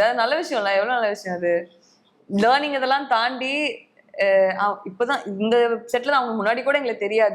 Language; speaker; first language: Tamil; native; Tamil